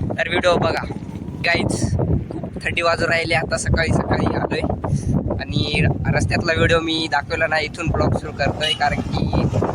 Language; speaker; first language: Marathi; non-native, local second language; Kukna